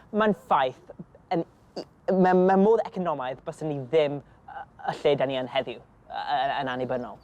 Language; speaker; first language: Welsh; non-native, local second language; English